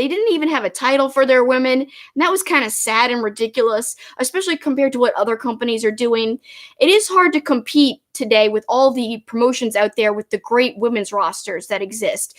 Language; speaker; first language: English; native; English